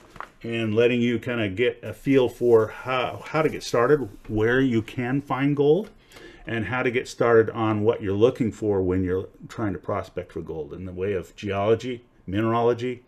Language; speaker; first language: English; native; English